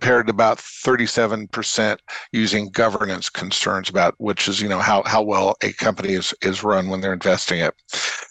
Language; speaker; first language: English; native; English